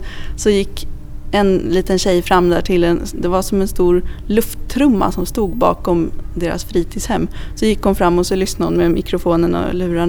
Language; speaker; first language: Swedish; native; Swedish